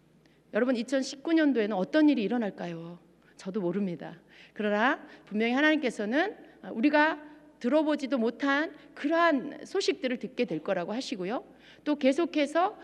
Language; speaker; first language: Korean; native; Korean